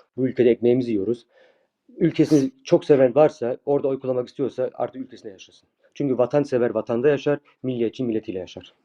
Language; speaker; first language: Turkish; early bilingual, heritage; Turkish